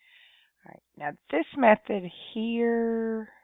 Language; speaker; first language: English; native; English